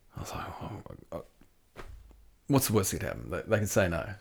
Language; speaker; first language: English; native; English